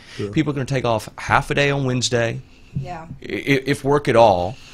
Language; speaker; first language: English; native; English